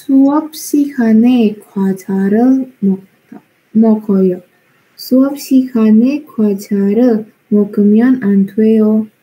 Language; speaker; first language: Korean; non-native, learner; Indonesian